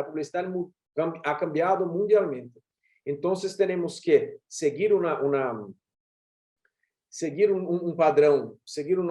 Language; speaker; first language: Spanish; non-native, learner; Portuguese